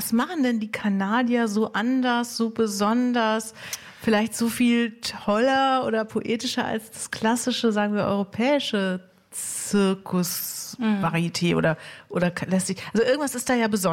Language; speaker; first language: German; native; German